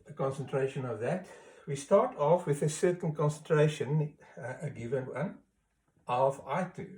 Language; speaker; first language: English; non-native, local second language; Afrikaans